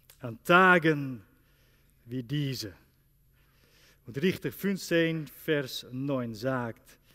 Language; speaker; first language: German; non-native, learner; Dutch